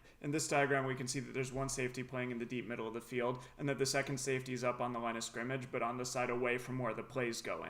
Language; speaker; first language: English; native; English